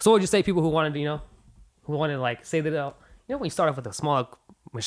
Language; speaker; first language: English; native; English